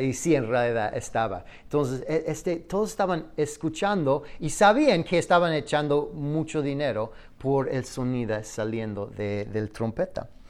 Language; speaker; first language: Spanish; non-native, fluent; English